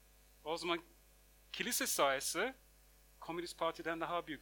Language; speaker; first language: Turkish; non-native, fluent; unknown